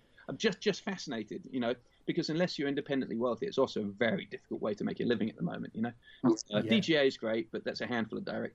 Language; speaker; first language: English; native; English